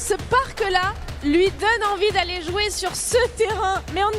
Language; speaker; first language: French; native; French